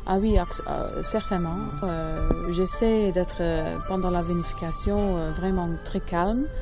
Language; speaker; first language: French; non-native, fluent; English